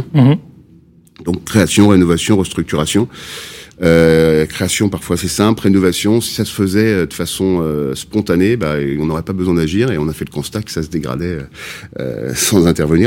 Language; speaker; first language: French; native; French